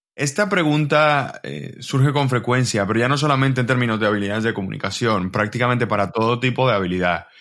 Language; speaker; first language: Spanish; native; Spanish